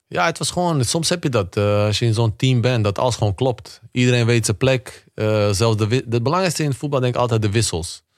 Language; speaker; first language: Dutch; early bilingual, other home language; Bosnian